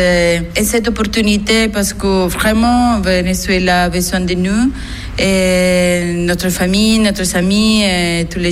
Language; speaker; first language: French; non-native, learner; Spanish